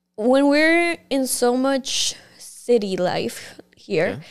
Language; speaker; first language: English; early bilingual, other home language; Spanish